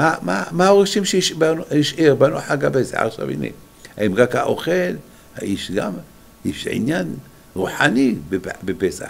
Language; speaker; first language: Hebrew; non-native, fluent; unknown